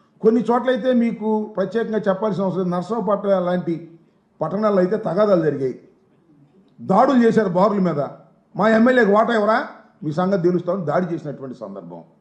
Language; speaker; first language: Telugu; native; Telugu